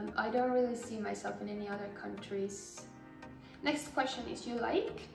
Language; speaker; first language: English; non-native, fluent; Estonian